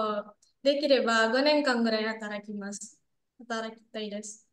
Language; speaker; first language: Japanese; non-native, learner; Indonesian